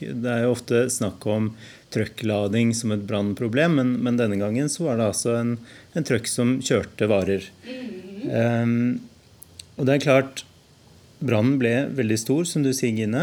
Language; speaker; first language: Norwegian; native; Norwegian